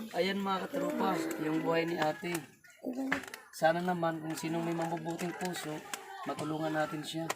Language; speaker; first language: Filipino; non-native, local second language; Waray